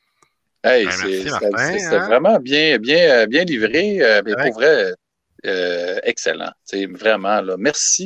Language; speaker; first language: French; native; French